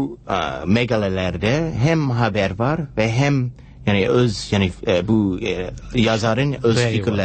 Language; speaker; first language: Turkish; non-native, fluent; English